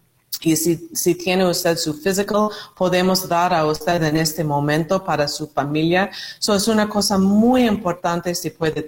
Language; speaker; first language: Spanish; non-native, learner; English